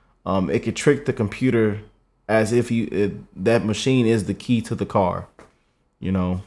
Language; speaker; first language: English; native; English